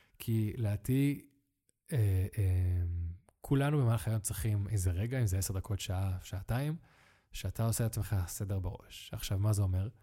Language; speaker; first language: Hebrew; early bilingual, other home language; Spanish